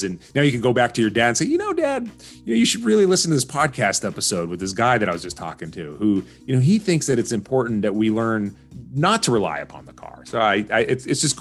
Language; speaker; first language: English; early bilingual, other home language; Arabic